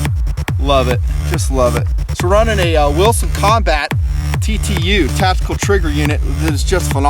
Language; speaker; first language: English; native; English